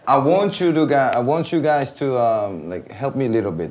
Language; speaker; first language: English; early bilingual, other home language; Korean